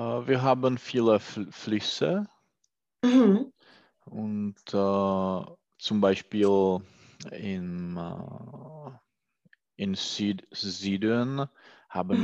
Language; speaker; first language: German; non-native, learner; Czech